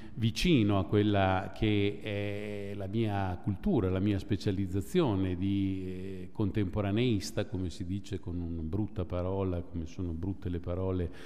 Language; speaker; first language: Italian; native; Italian